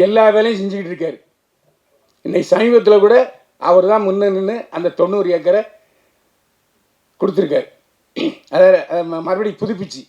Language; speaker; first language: Tamil; native; Tamil